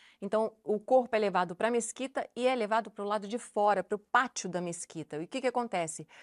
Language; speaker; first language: Portuguese; native; Portuguese